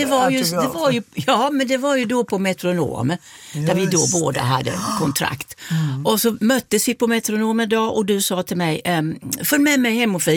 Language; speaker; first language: Swedish; native; Swedish